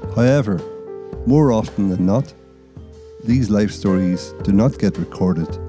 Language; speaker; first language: English; native; English